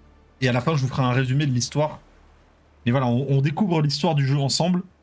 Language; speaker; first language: French; native; French